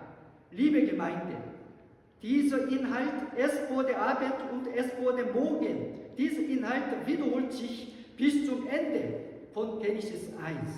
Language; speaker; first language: German; non-native, learner; Korean